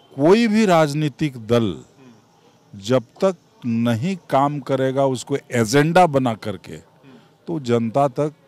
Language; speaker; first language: Hindi; native; Hindi